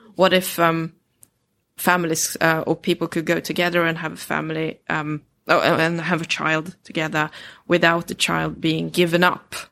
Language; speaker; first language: English; early bilingual, other home language; Swedish